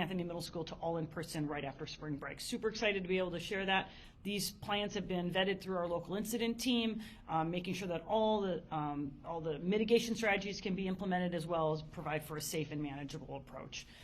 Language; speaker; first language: English; native; English